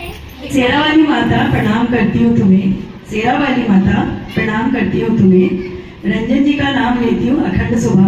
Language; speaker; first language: Hindi; non-native, local second language; Marathi